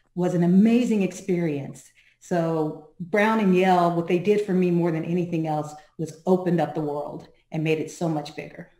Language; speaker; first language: English; native; English